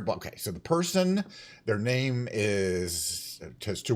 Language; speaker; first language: English; native; English